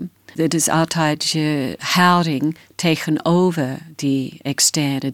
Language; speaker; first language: Dutch; non-native, fluent; English